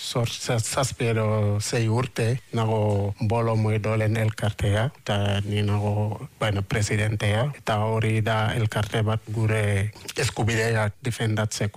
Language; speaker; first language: Basque; non-native, learner; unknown